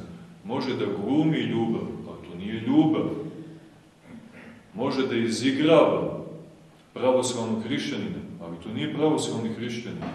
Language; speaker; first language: Serbian; native; Serbian